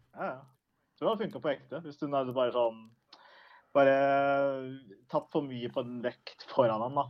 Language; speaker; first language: Norwegian; early bilingual, other home language; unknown